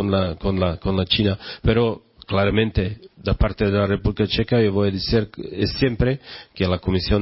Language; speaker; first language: Spanish; non-native, learner; Czech